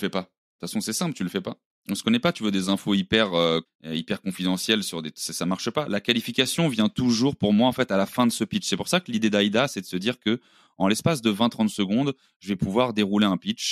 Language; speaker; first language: French; native; French